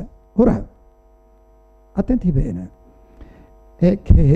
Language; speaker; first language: Italian; native; Italian